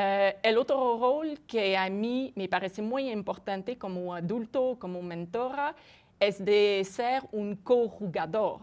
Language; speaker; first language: Spanish; non-native, fluent; French